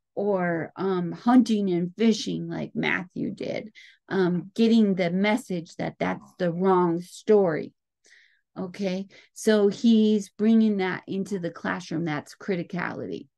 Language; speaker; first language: English; native; English